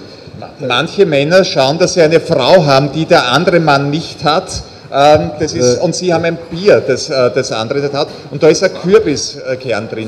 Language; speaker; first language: German; native; German